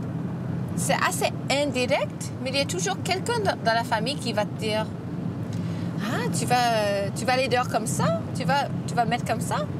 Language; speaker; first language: French; non-native, fluent; English